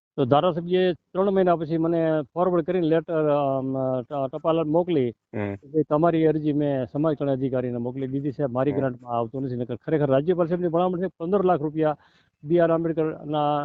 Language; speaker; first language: Gujarati; native; Gujarati